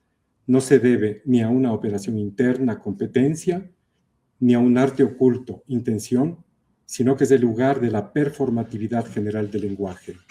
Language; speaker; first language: Spanish; native; Spanish